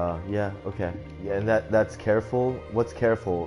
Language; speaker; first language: English; early bilingual, other home language; Chinese